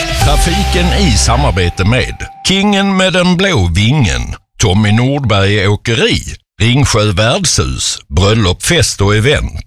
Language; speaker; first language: Swedish; native; Swedish